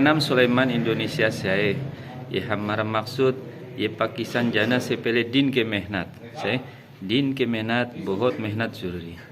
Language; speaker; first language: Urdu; non-native, learner; Indonesian